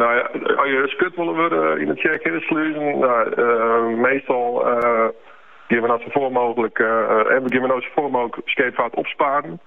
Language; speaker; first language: Dutch; non-native, local second language; Western Frisian